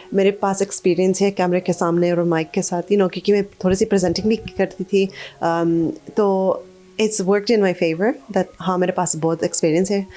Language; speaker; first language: Hindi; early bilingual, other home language; English